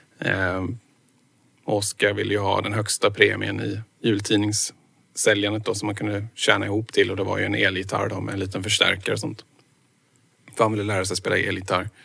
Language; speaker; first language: Swedish; native; Swedish